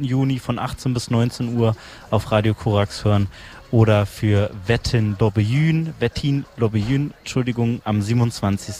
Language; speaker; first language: German; native; German